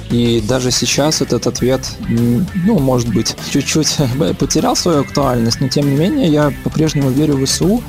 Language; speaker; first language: Russian; native; Russian